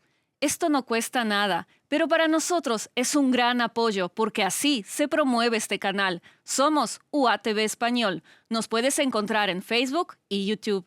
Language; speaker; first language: Spanish; non-native, fluent; Ukrainian